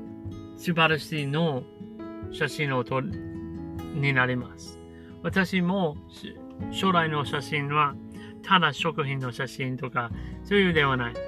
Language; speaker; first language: Japanese; non-native, learner; English